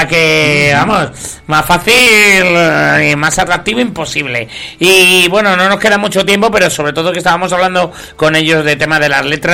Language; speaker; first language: Spanish; native; Spanish